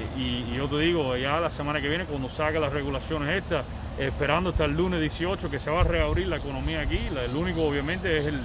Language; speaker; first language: Spanish; early bilingual, heritage; Spanish